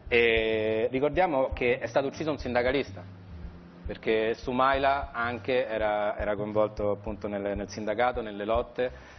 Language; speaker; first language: Italian; native; Italian